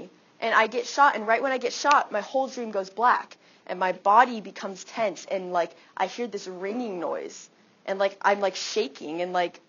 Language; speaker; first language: English; native; English